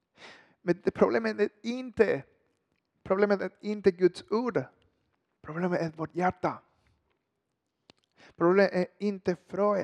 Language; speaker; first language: Swedish; non-native, fluent; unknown